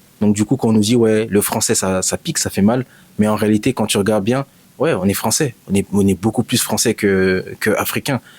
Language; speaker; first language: French; native; French